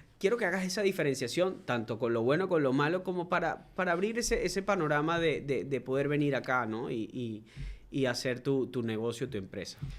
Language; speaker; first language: Spanish; native; Spanish